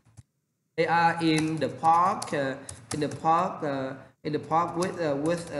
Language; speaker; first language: English; non-native, learner; Vietnamese